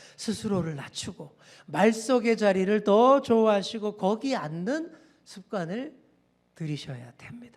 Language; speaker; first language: Korean; native; Korean